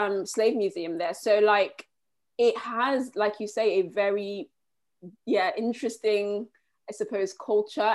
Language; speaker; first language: English; native; English